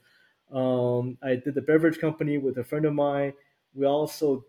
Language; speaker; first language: English; early bilingual, other home language; Chinese